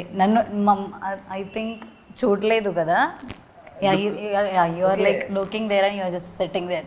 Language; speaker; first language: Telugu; non-native, learner; Malayalam